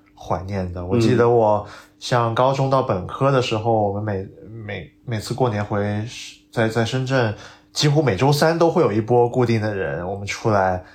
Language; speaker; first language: Chinese; non-native, local second language; Cantonese